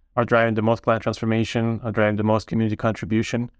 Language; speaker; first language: English; non-native, fluent; Ukrainian